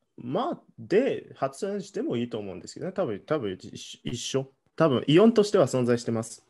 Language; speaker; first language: Japanese; non-native, fluent; German